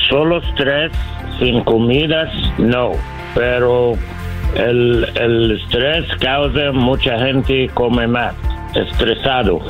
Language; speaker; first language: Spanish; non-native, learner; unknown